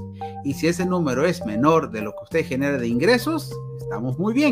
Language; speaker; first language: Spanish; native; Spanish